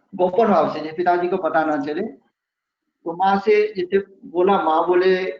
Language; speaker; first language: Hindi; non-native, local second language; Bangla